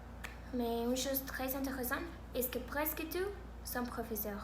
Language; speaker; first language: French; non-native, learner; Spanish